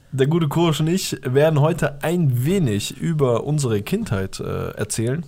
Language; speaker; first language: German; early bilingual, other home language; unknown